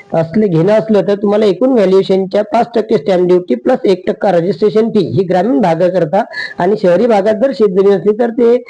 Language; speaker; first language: Marathi; native; Marathi